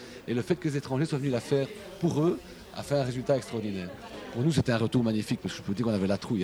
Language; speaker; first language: French; native; French